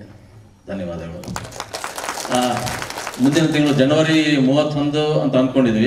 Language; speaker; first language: Kannada; native; Kannada